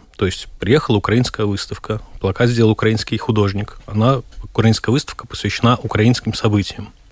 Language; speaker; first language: Russian; native; Russian